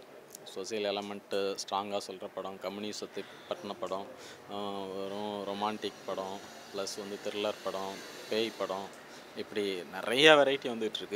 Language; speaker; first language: Tamil; native; Tamil